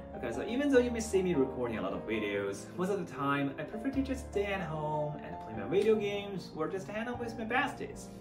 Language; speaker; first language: English; non-native, fluent; Chinese